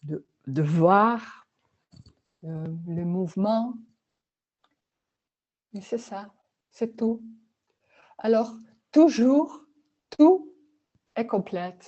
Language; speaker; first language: French; non-native, learner; Dutch